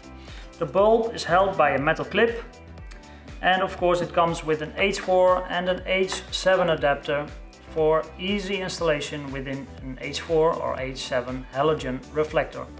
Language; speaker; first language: English; non-native, fluent; Dutch